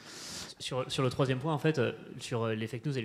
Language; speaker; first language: French; native; French